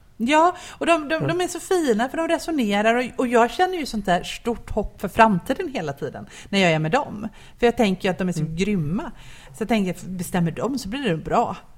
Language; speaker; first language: Swedish; native; Swedish